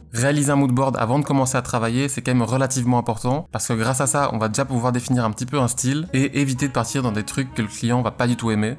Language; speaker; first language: French; native; French